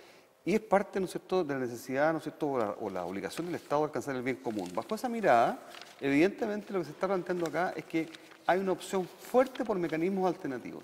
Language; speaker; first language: Spanish; native; Spanish